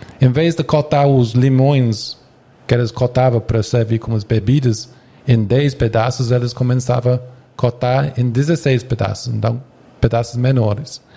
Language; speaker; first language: Portuguese; non-native, fluent; English